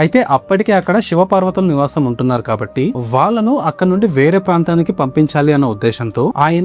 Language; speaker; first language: Telugu; native; Telugu